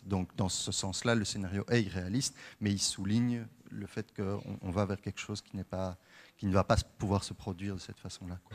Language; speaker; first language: French; native; French